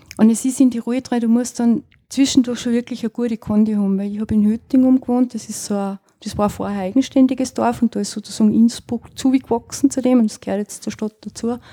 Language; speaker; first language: German; native; German